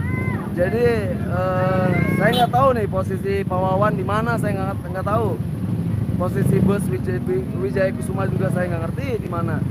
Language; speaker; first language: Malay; non-native, local second language; Sundanese